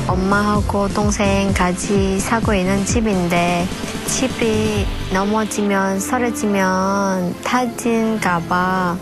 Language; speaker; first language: Korean; non-native, learner; Vietnamese